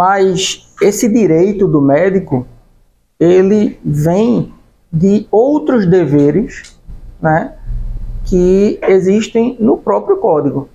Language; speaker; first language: Portuguese; native; Portuguese